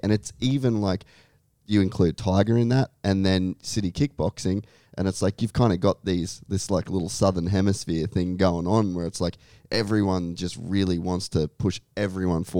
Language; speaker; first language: English; native; English